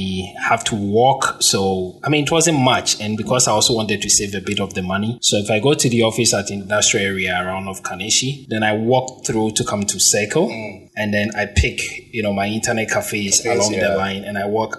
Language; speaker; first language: English; non-native, local second language; Akan